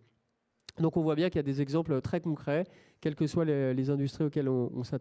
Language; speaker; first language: French; native; French